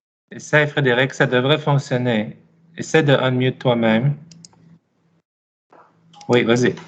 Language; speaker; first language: French; native; French